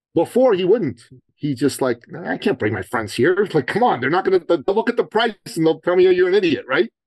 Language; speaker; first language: English; early bilingual, other home language; Persian